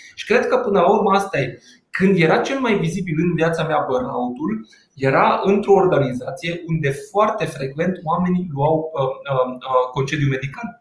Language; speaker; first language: Romanian; non-native, local second language; Hungarian